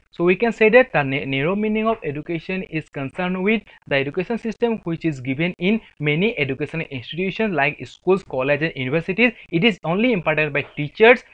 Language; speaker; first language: English; non-native, local second language; Assamese